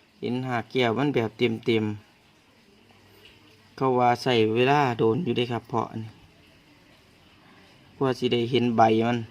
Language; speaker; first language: Thai; non-native, local second language; Northeastern Thai